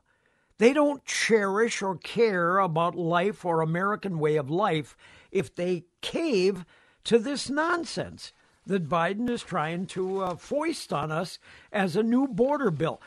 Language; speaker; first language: English; native; English